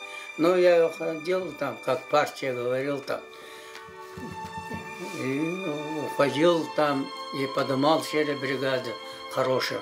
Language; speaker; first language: Russian; non-native, local second language; Yakut